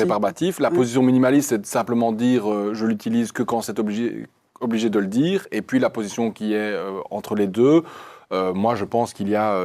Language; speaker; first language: French; native; French